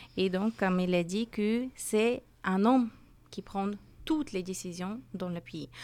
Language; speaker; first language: French; non-native, learner; Persian